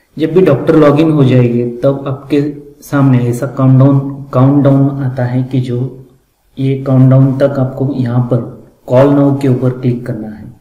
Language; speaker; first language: Hindi; non-native, local second language; Marathi